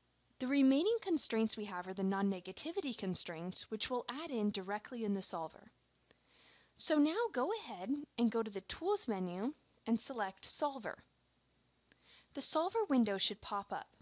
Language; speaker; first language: English; native; English